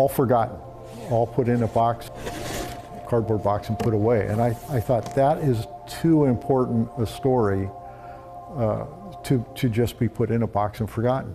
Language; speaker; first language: English; native; English